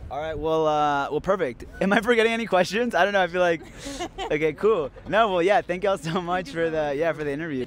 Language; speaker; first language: English; early bilingual, other home language; Spanish